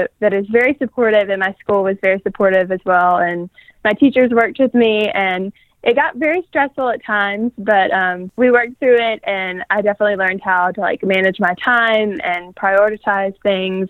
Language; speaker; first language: English; native; English